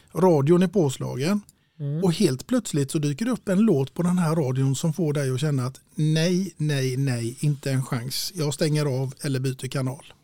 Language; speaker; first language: Swedish; native; Swedish